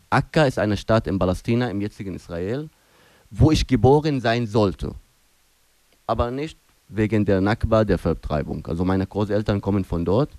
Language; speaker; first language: German; non-native, fluent; Arabic